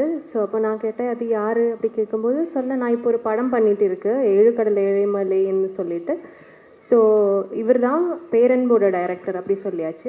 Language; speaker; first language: Tamil; non-native, learner; Malayalam